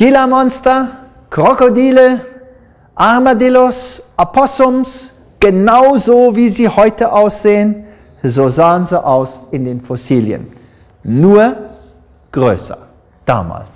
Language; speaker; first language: German; non-native, fluent; English